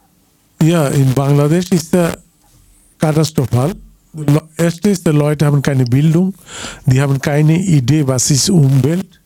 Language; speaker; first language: German; non-native, learner; Bangla